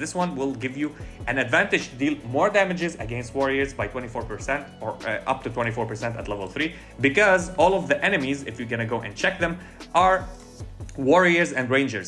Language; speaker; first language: English; non-native, fluent; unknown